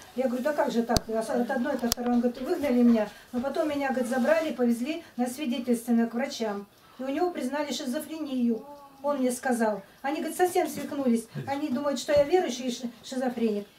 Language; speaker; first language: Russian; native; Russian